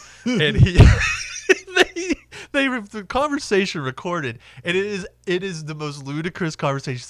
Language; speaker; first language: English; native; English